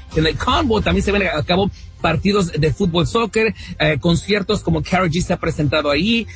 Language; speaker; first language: Spanish; early bilingual, heritage; Spanish